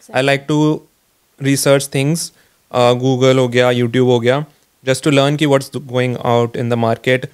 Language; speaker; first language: Hindi; native; Hindi